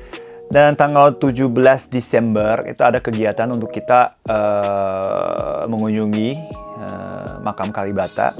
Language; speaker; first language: Indonesian; non-native, fluent; Japanese